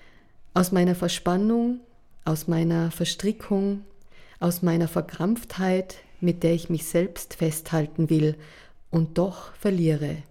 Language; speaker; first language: German; native; German